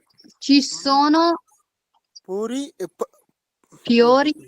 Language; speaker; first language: Italian; non-native, fluent; Urdu